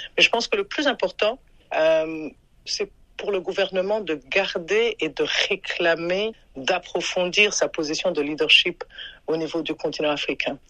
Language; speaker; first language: French; non-native, local second language; Rundi